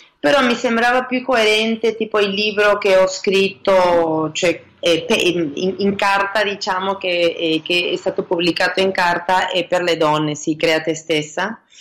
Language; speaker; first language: Italian; early bilingual, other home language; Spanish